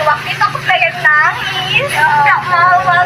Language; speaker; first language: Indonesian; non-native, fluent; Korean